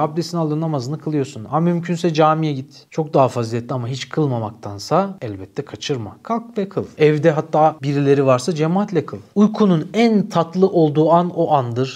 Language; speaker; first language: Turkish; native; Turkish